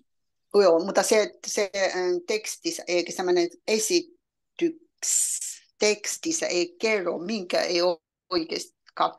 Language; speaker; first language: Finnish; non-native, learner; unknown